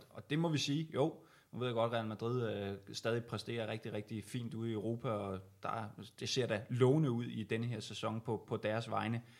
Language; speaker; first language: Danish; native; Danish